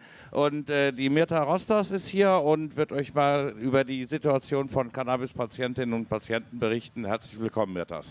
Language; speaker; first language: German; native; German